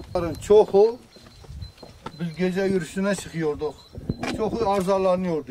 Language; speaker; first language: Turkish; non-native, local second language; Kurdish